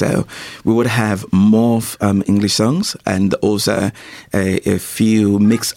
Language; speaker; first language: English; non-native, local second language; Yoruba